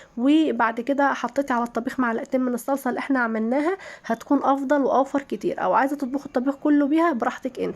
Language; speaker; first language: Arabic; native; Arabic